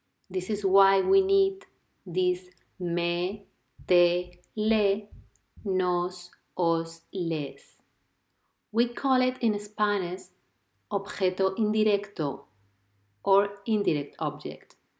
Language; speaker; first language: English; non-native, fluent; Spanish